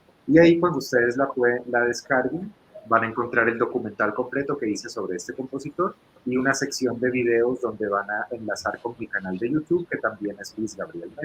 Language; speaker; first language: Spanish; native; Spanish